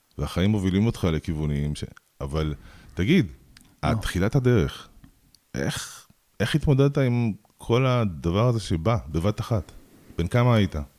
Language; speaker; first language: Hebrew; early bilingual, other home language; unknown